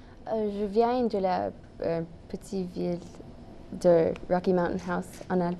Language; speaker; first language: French; non-native, local second language; English